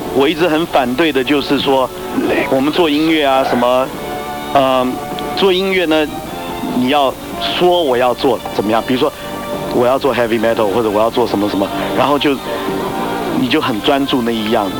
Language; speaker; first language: Chinese; native; Chinese